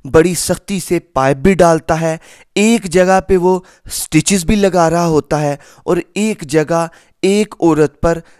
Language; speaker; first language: Urdu; non-native, local second language; Punjabi